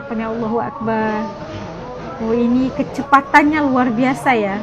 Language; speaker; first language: Indonesian; native; Indonesian